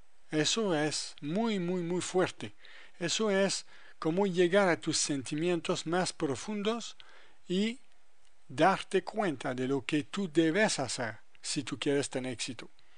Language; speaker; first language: Spanish; non-native, fluent; French